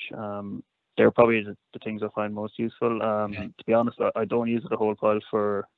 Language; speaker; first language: English; native; English